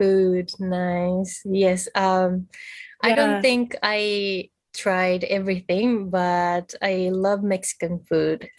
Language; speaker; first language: English; non-native, fluent; Japanese